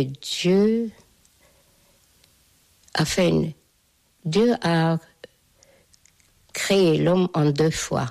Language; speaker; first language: French; non-native, fluent; Hungarian